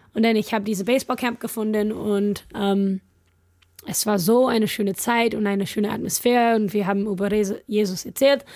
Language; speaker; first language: German; non-native, learner; English